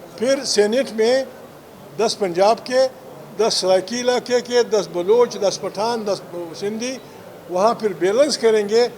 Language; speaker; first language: Urdu; non-native, local second language; Pashto